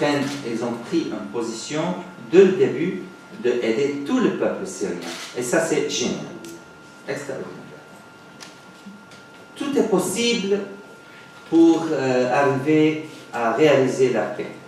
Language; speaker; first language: French; non-native, fluent; Arabic